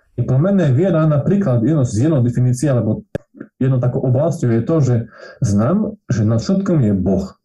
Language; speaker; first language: Slovak; non-native, local second language; Rusyn